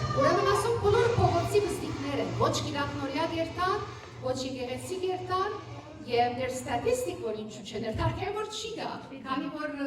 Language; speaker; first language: Armenian; early bilingual, heritage; Armenian